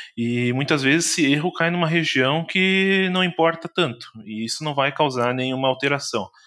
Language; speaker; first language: Portuguese; native; Portuguese